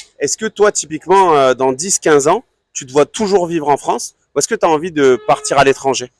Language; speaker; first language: French; native; French